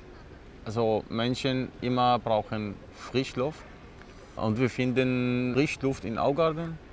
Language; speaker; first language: German; non-native, learner; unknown